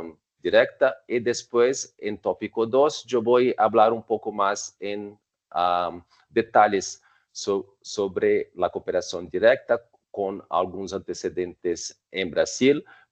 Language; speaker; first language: Spanish; non-native, fluent; Portuguese